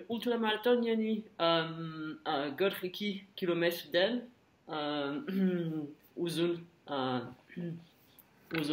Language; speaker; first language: Azerbaijani; non-native, learner; French